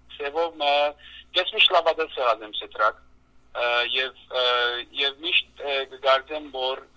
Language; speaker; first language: Armenian; native; Armenian